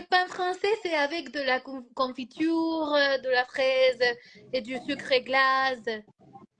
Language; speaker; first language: French; non-native, learner; Spanish